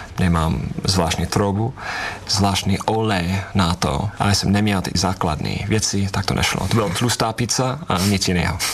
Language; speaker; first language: Czech; non-native, fluent; English